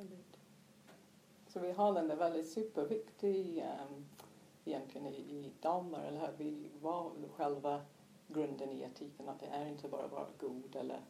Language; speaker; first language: Swedish; non-native, fluent; English